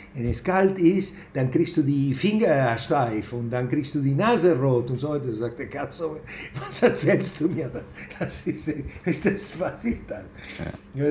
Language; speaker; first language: German; non-native, fluent; Spanish